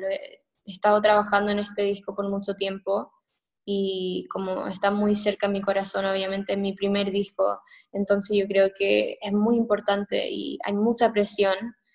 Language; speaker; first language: Spanish; early bilingual, heritage; Spanish